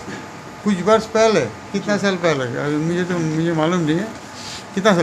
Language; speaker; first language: Hindi; non-native, local second language; Bangla